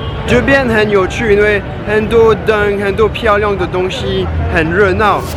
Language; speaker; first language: Chinese; non-native, fluent; French